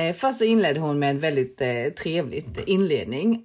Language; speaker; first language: Swedish; early bilingual, other home language; Korean